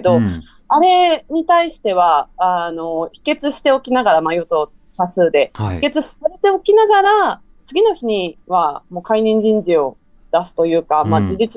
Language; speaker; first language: Japanese; native; Japanese